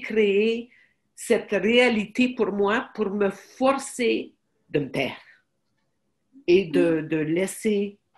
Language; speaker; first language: French; non-native, fluent; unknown